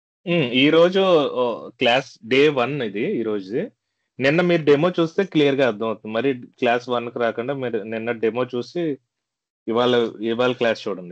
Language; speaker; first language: Telugu; native; Telugu